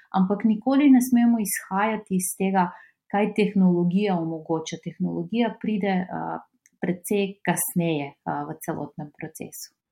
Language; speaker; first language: Slovenian; non-native, fluent; Macedonian